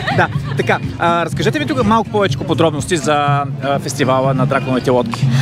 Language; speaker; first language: Bulgarian; native; Bulgarian